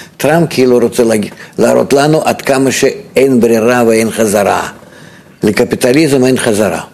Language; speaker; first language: Hebrew; non-native, fluent; Russian